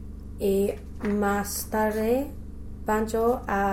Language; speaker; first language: Spanish; non-native, learner; English